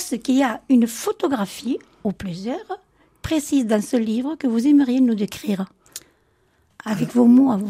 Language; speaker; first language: French; native; French